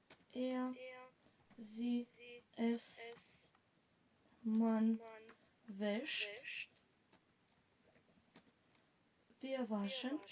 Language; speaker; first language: German; non-native, fluent; Macedonian